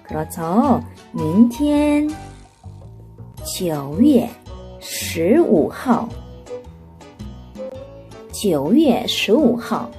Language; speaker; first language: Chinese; non-native, fluent; Korean